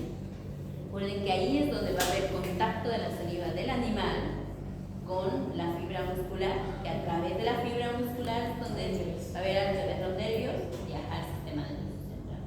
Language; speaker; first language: Spanish; native; Spanish